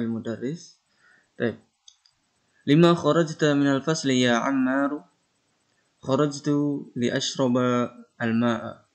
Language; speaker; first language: Arabic; non-native, fluent; Indonesian